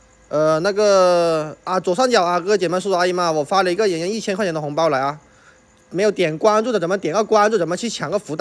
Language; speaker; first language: Chinese; native; Chinese